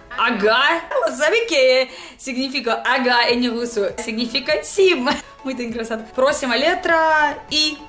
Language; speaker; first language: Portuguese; non-native, learner; Russian